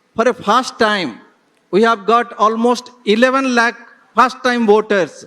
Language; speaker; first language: English; non-native, local second language; Odia